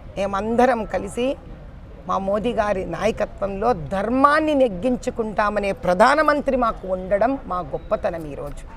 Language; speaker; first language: Telugu; native; Telugu